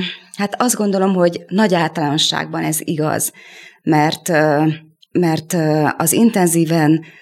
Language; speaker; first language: Hungarian; native; Hungarian